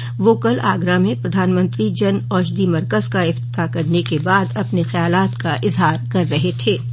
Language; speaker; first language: Urdu; native; Urdu